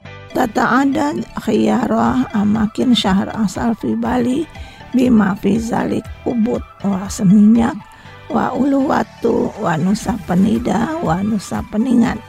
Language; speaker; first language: Arabic; non-native, fluent; Indonesian